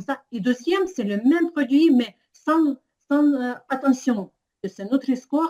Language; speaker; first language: French; non-native, fluent; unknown